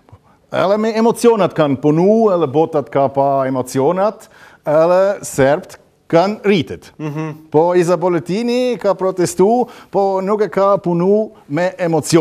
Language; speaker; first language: Albanian; non-native, learner; German